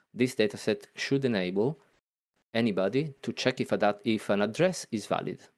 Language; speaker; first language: English; non-native, fluent; Italian